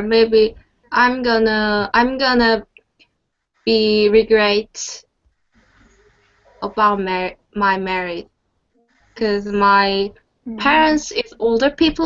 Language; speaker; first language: English; non-native, learner; Korean